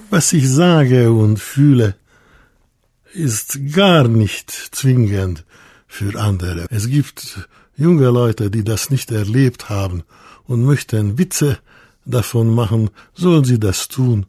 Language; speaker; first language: German; non-native, fluent; Hungarian